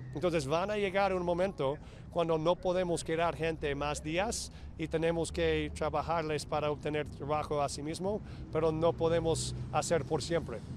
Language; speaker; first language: Spanish; non-native, fluent; English